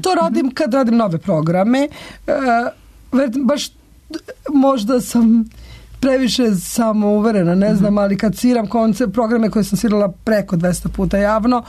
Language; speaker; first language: Serbian; native; Serbian